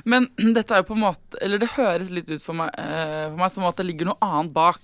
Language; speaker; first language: Norwegian; native; Norwegian